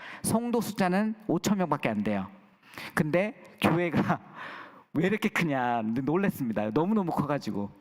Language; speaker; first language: Korean; native; Korean